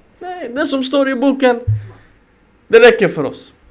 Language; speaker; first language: Swedish; early bilingual, other home language; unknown